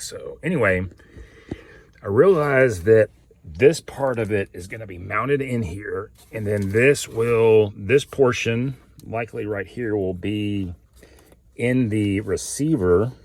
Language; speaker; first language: English; native; English